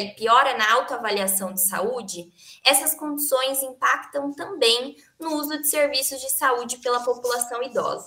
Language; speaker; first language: Portuguese; native; Portuguese